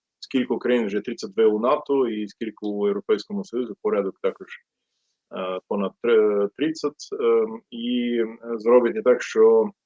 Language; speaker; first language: Ukrainian; non-native, fluent; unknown